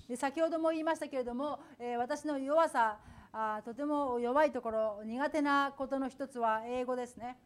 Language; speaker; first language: Japanese; native; Japanese